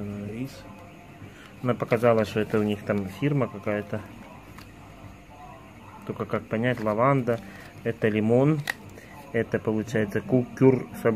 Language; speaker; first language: Russian; native; Russian